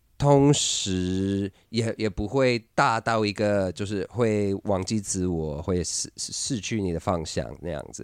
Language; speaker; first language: Chinese; non-native, fluent; English